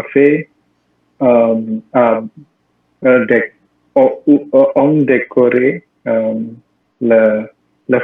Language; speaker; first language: French; non-native, learner; Indonesian